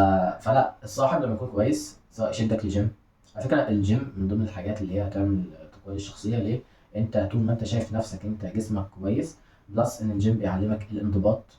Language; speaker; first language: Arabic; native; Arabic